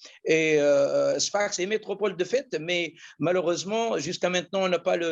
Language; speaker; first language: French; non-native, local second language; Arabic